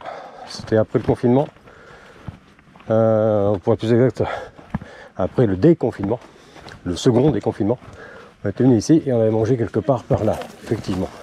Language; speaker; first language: French; native; French